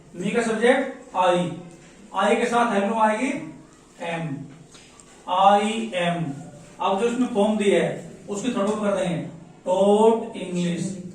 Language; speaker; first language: Hindi; native; Hindi